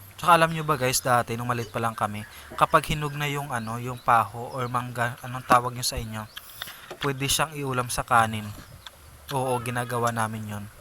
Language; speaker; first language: Filipino; non-native, local second language; Masbatenyo